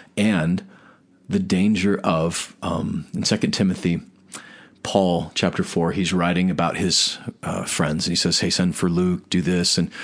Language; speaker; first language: English; native; English